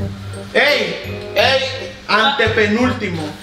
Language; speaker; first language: Spanish; early bilingual, heritage; Spanish